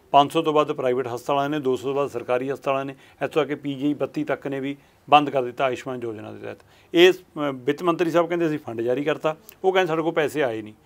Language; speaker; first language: Punjabi; native; Punjabi